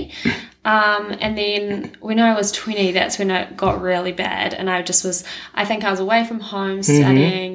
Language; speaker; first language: English; native; English